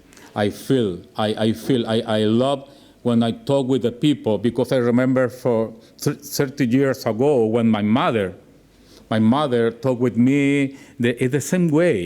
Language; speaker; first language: English; non-native, learner; Spanish